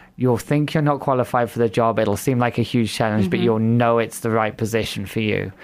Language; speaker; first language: English; native; English